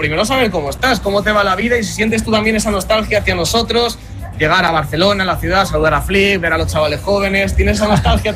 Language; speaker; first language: Spanish; native; Spanish